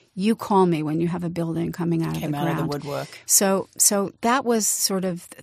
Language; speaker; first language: English; native; English